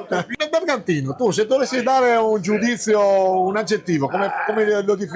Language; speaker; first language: Italian; native; Italian